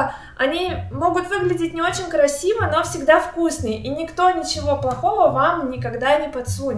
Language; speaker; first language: Russian; native; Russian